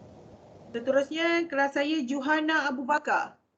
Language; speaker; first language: Malay; native; Malay